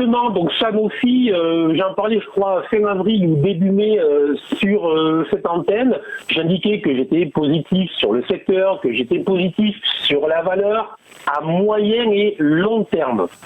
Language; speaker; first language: French; native; French